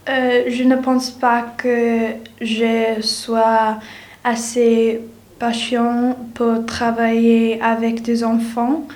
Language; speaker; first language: French; non-native, learner; English